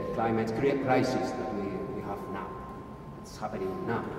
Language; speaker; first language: English; non-native, fluent; Spanish